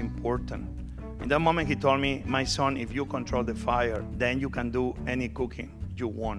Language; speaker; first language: English; non-native, fluent; Spanish